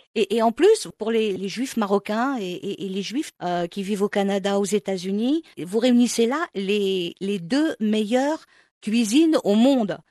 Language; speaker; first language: French; non-native, local second language; Arabic